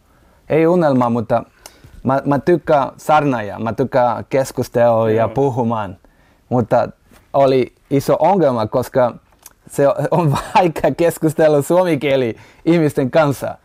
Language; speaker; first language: Finnish; non-native, learner; Portuguese